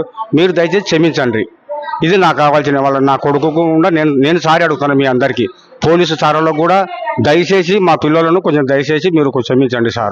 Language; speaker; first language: Telugu; native; Telugu